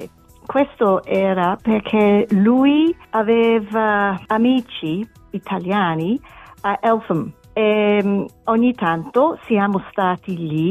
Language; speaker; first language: Italian; non-native, learner; German